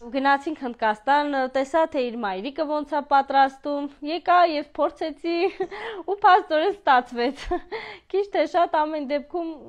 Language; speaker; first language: Armenian; native; Armenian